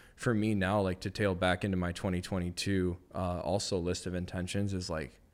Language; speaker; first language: English; native; English